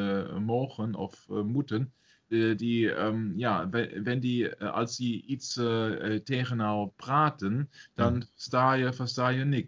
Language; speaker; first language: Dutch; non-native, fluent; German